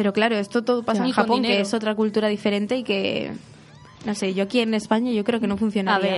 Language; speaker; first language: Spanish; native; Spanish